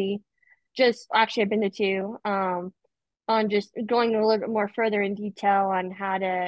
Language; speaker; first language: English; native; English